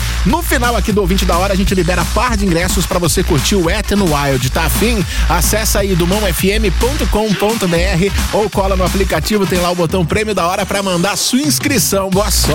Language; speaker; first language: Portuguese; native; Portuguese